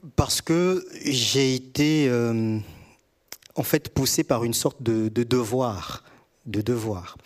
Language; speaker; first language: French; native; French